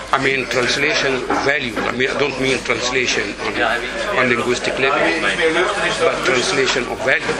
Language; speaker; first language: English; non-native, fluent; Arabic